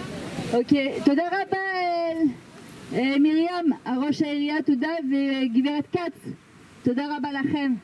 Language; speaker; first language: Hebrew; non-native, fluent; French